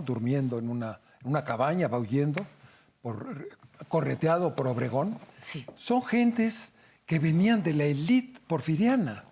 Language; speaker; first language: Spanish; native; Spanish